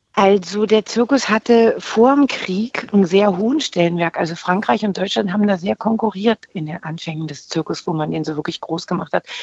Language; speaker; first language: German; native; German